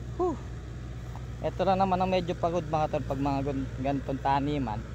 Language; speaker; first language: Filipino; non-native, local second language; Pampanga